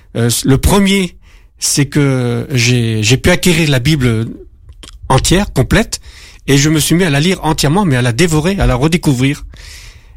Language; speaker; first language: French; native; French